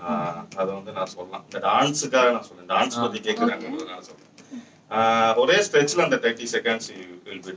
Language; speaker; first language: Tamil; native; Tamil